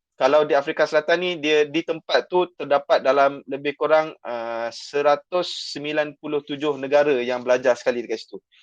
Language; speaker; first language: Malay; native; Malay